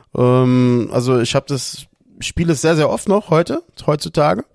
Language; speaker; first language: German; early bilingual, other home language; Portuguese